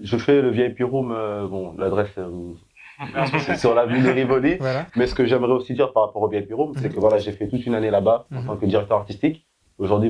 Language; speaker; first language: French; native; French